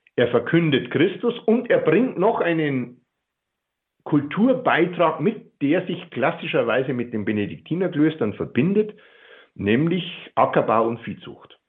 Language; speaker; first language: German; native; German